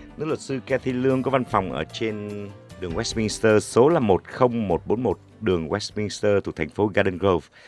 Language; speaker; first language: Vietnamese; native; Vietnamese